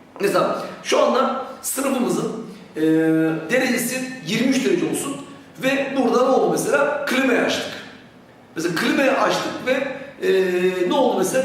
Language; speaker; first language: Turkish; native; Turkish